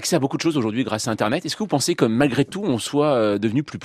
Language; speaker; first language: French; native; French